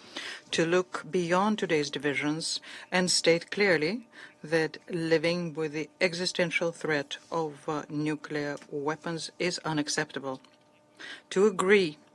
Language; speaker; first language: English; non-native, fluent; Portuguese